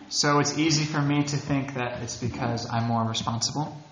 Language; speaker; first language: English; native; English